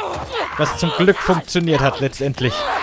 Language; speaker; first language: German; native; German